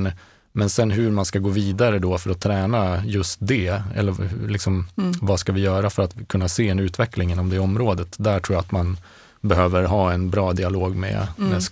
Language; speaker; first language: Swedish; native; Swedish